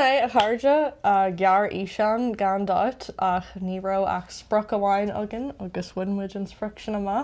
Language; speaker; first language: Irish; non-native, local second language; English